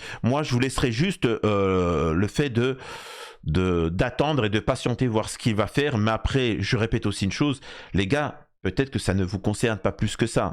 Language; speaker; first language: French; native; French